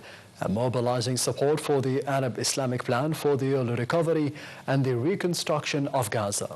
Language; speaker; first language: English; non-native, local second language; Arabic